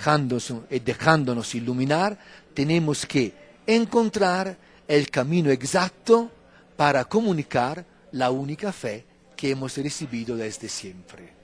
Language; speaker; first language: Spanish; non-native, fluent; Italian